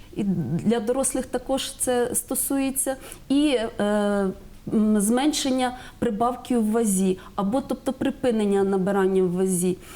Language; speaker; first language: Ukrainian; native; Ukrainian